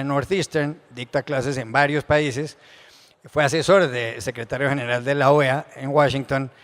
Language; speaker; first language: Spanish; native; Spanish